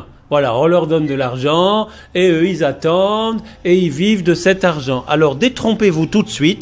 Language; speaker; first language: French; native; French